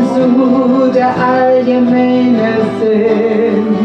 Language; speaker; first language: German; native; German